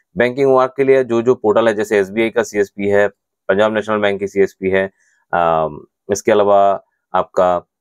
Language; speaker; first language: Hindi; non-native, local second language; Bangla